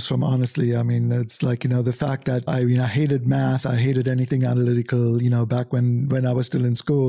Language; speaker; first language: English; non-native, fluent; German